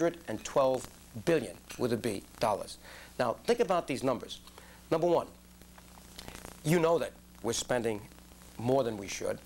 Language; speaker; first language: English; native; English